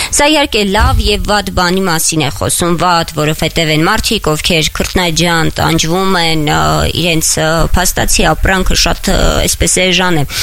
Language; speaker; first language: Armenian; native; Armenian